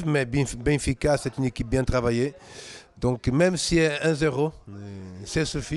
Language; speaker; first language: French; non-native, fluent; Portuguese